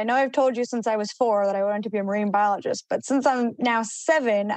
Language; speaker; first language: English; early bilingual, other home language; Spanish